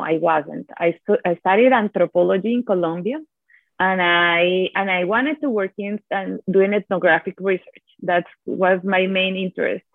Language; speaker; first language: English; non-native, fluent; Italian